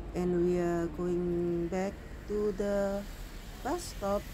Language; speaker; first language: English; non-native, learner; Indonesian